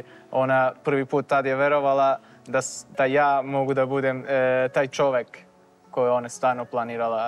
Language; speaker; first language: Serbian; non-native, fluent; Turkish